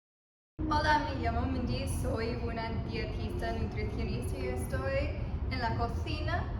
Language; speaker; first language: Spanish; early bilingual, heritage; Spanish